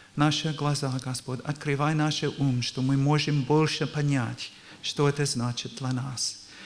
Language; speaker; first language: Russian; non-native, learner; English